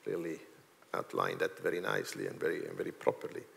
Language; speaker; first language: English; non-native, fluent; Italian